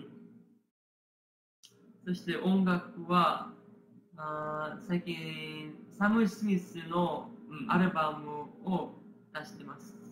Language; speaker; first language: Japanese; non-native, learner; Korean